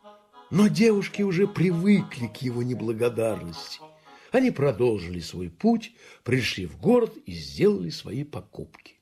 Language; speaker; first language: Russian; native; Russian